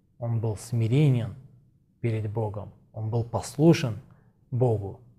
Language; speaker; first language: Russian; non-native, local second language; Azerbaijani